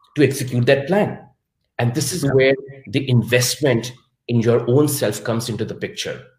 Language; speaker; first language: English; non-native, local second language; Urdu